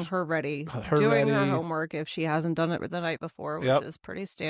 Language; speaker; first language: English; native; English